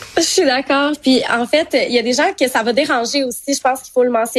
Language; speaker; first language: French; native; French